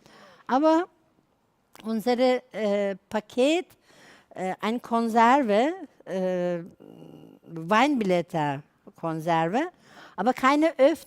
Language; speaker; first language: German; non-native, learner; Turkish